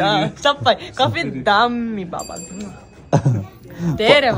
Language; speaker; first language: Nepali; non-native, learner; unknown